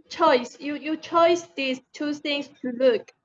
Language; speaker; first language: English; non-native, learner; Chinese